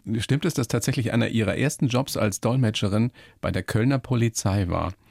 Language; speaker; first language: German; native; German